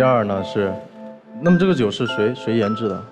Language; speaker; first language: Chinese; native; Chinese